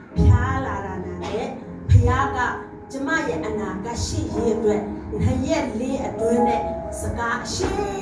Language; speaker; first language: Burmese; non-native, local second language; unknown